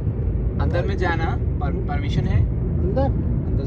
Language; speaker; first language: Hindi; non-native, learner; Bangla